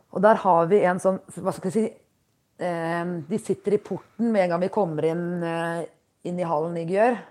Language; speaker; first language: Norwegian; native; Norwegian